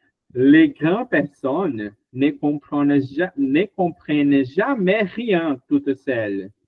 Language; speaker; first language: French; non-native, fluent; Portuguese